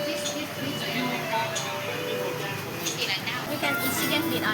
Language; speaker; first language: English; non-native, learner; Thai